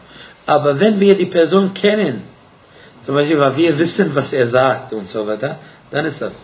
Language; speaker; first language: German; non-native, fluent; Arabic